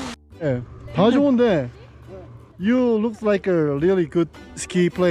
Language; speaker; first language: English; non-native, learner; Korean